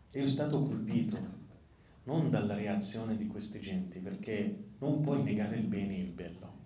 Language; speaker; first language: Italian; non-native, fluent; Arabic